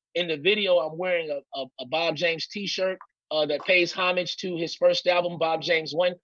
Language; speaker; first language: English; native; English